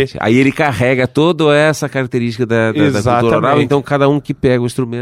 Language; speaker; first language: Portuguese; native; Portuguese